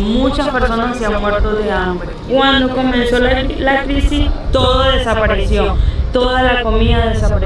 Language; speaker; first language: Spanish; native; Spanish